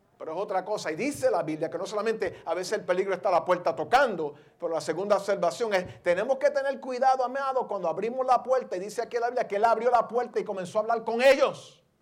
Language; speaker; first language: Spanish; early bilingual, heritage; Spanish